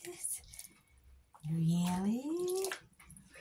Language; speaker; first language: English; non-native, local second language; Filipino